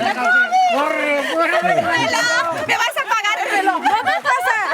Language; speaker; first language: Spanish; native; Spanish